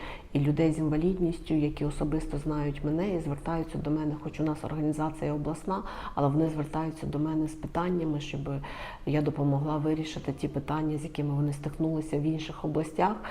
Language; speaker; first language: Ukrainian; native; Ukrainian